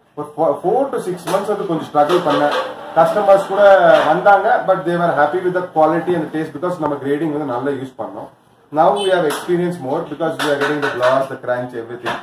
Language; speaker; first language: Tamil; non-native, local second language; Kashmiri